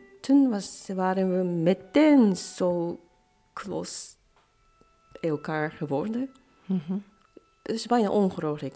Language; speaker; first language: Dutch; non-native, learner; Japanese